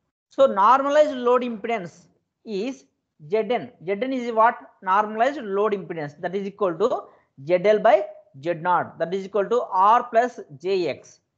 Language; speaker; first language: English; non-native, local second language; Telugu